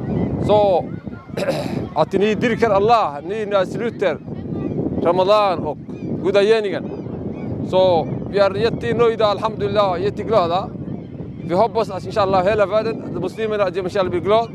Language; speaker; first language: Swedish; non-native, fluent; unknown